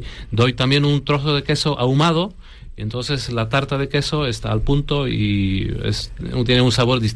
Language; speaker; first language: Spanish; non-native, fluent; Polish